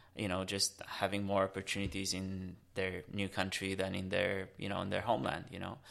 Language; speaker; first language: English; early bilingual, other home language; Romanian